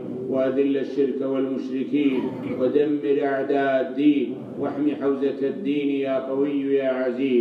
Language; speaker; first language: Arabic; native; Arabic